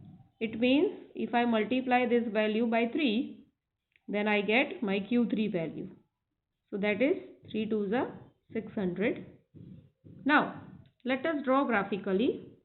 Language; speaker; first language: English; non-native, local second language; Hindi